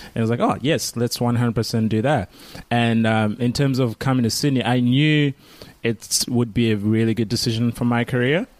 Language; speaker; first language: English; non-native, local second language; Kinyarwanda